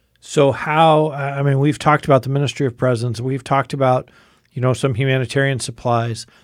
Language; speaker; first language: English; native; English